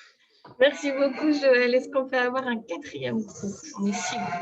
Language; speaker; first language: French; native; French